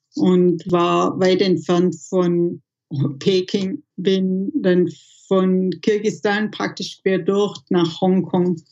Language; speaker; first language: German; native; German